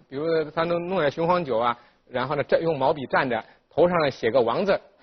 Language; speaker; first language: Chinese; native; Chinese